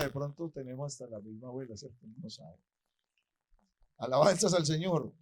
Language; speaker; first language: Spanish; native; Spanish